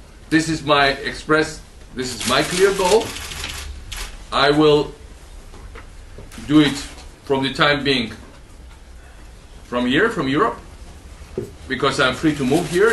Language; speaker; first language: English; non-native, fluent; Georgian